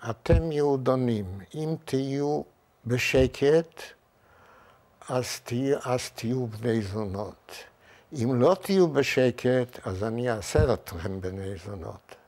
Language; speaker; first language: Hebrew; non-native, fluent; Yiddish